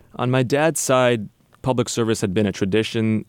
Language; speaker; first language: English; native; English